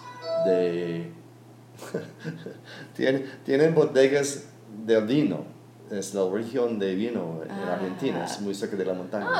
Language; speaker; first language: Spanish; non-native, learner; English